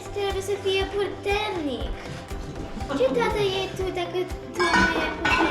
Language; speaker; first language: Romanian; early bilingual, heritage; Romanian